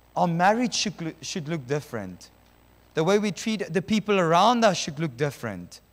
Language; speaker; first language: English; non-native, local second language; Afrikaans